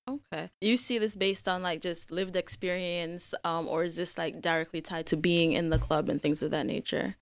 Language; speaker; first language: English; native; English